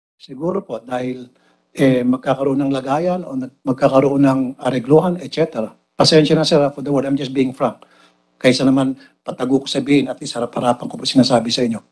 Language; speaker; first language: Filipino; native; Filipino